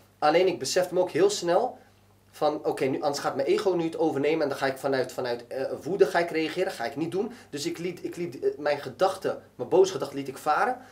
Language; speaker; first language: Dutch; early bilingual, other home language; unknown